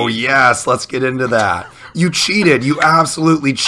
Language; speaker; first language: English; native; English